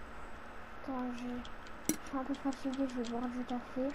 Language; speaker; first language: French; native; French